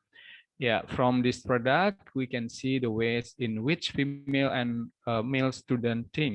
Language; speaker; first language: English; non-native, local second language; Indonesian